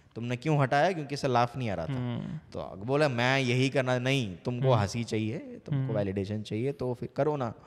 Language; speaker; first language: Hindi; non-native, local second language; Bangla